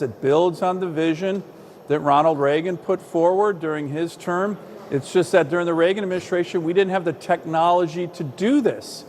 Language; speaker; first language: English; native; English